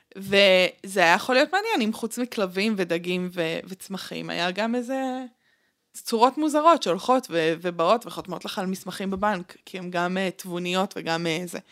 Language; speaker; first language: Hebrew; early bilingual, other home language; Russian